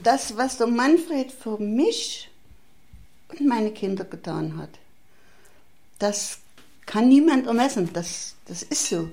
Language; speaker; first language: German; native; German